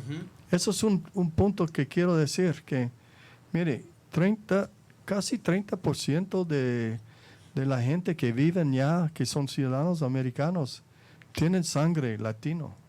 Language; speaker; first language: Spanish; non-native, fluent; English